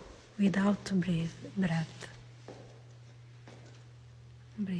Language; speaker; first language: English; non-native, learner; Italian